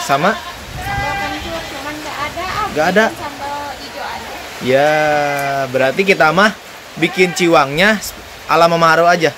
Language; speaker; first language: Indonesian; non-native, local second language; Sundanese